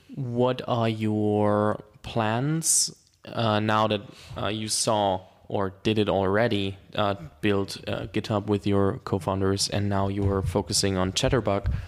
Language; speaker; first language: English; non-native, fluent; German